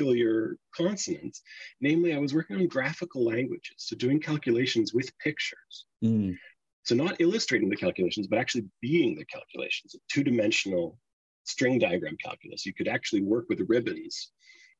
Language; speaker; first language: English; native; English